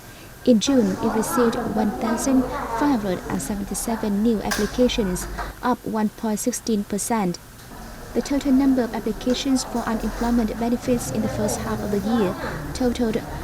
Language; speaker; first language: English; non-native, fluent; Vietnamese